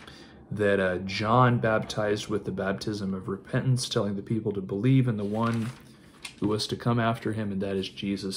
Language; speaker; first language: English; native; English